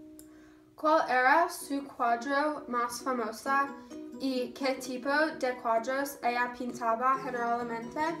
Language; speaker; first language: Spanish; non-native, learner; English